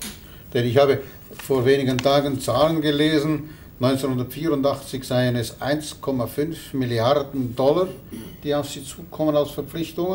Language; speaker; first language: German; native; German